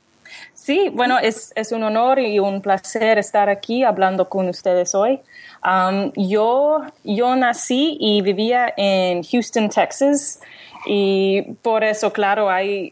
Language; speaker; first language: Spanish; non-native, learner; English